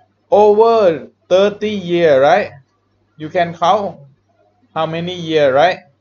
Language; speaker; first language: English; non-native, learner; Thai